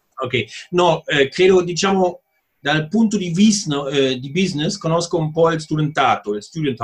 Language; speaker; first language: Italian; non-native, fluent; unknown